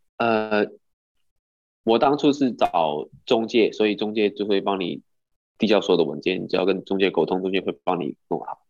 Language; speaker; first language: Chinese; non-native, local second language; Cantonese